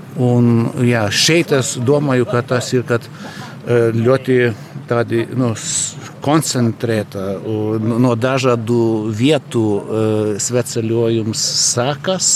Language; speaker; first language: Latvian; non-native, learner; Lithuanian